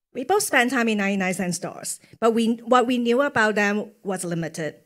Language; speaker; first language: English; non-native, local second language; Cantonese